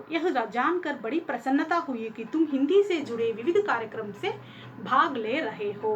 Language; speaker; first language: Hindi; non-native, local second language; Telugu